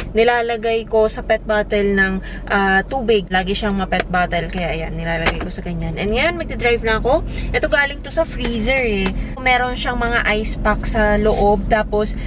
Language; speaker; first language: Filipino; native; Filipino